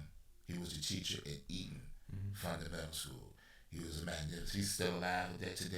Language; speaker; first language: English; native; English